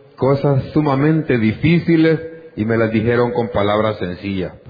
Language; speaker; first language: Spanish; native; Spanish